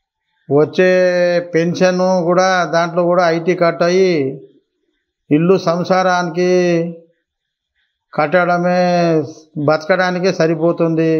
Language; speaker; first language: Telugu; native; Telugu